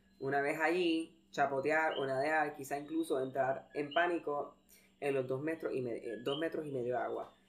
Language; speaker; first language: Spanish; early bilingual, heritage; Spanish